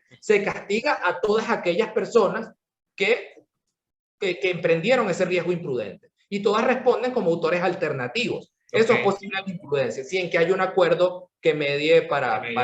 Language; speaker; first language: Spanish; native; Spanish